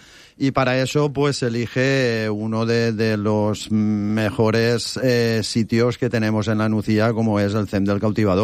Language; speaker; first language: Spanish; native; Spanish